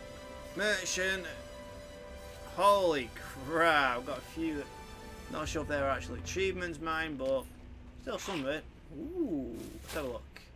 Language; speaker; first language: English; native; English